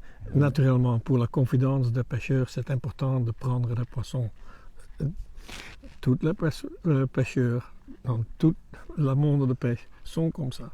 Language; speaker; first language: French; non-native, learner; Dutch